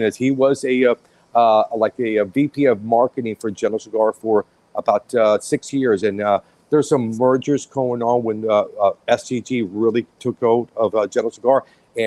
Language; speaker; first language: English; native; English